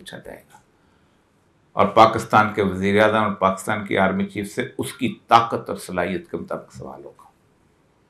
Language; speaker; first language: Urdu; native; Urdu